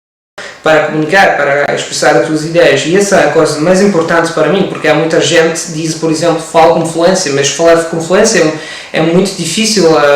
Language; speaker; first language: Portuguese; non-native, learner; Italian